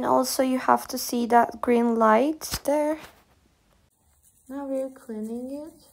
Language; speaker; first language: English; non-native, fluent; Turkish